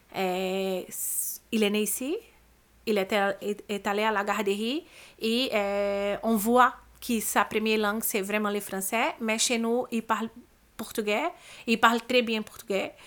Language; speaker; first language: French; non-native, fluent; Portuguese